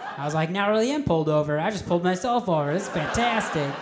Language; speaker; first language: English; native; English